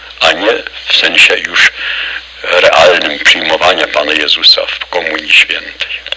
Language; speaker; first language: Polish; native; Polish